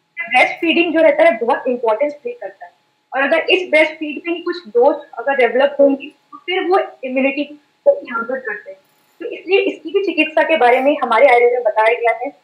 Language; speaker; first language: Hindi; native; Hindi